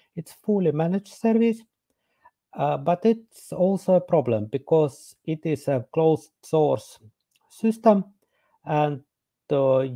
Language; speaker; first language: English; non-native, fluent; Estonian